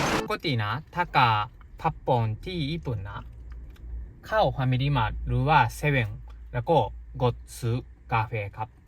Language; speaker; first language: Thai; non-native, learner; Japanese